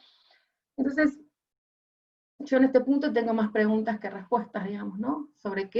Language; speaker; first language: Spanish; native; Spanish